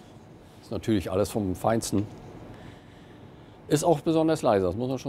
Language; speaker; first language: German; native; German